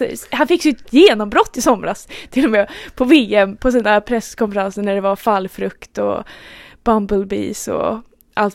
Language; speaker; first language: Swedish; native; Swedish